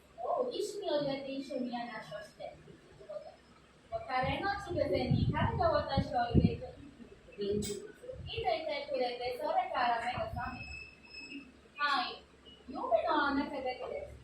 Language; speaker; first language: Japanese; non-native, learner; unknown